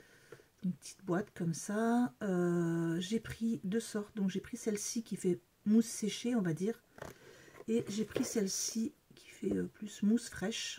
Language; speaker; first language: French; native; French